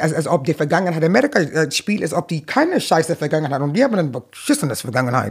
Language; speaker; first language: German; non-native, fluent; English